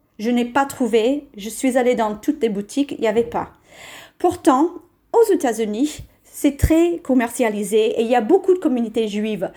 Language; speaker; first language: French; non-native, fluent; English